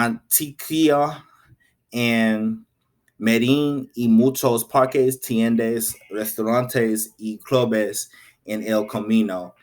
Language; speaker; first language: Spanish; non-native, learner; English